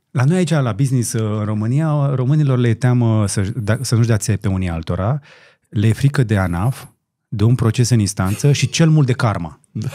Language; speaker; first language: Romanian; native; Romanian